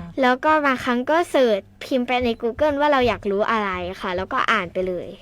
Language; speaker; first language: Thai; native; Thai